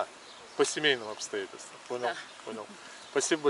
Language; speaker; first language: Russian; native; Russian